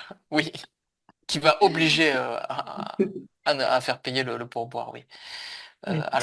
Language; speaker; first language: French; native; French